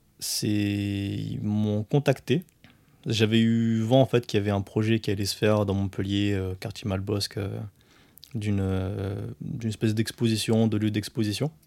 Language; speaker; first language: French; early bilingual, other home language; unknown